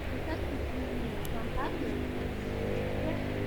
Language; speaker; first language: French; non-native, learner; Spanish